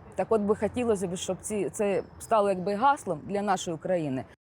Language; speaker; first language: Ukrainian; native; Ukrainian